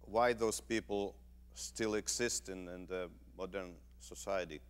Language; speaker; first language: English; non-native, fluent; Finnish